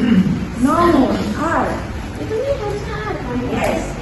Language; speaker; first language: English; non-native, learner; Indonesian